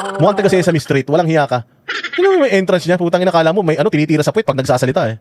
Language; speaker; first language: Filipino; native; Filipino